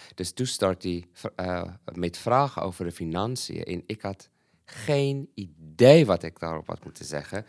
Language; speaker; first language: Dutch; non-native, fluent; English